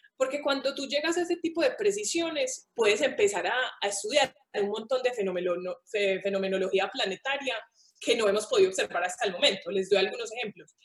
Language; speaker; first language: Spanish; native; Spanish